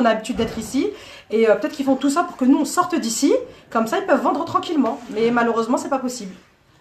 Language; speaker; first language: French; native; French